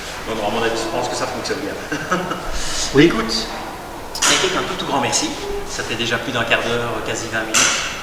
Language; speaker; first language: French; native; French